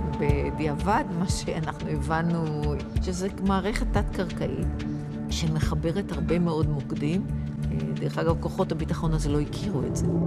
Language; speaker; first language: Hebrew; native; Hebrew